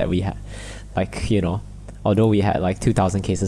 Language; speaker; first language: English; non-native, local second language; Chinese